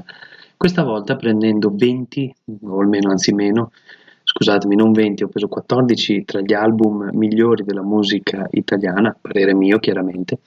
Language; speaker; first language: Italian; native; Italian